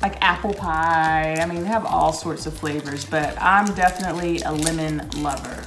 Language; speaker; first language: English; native; English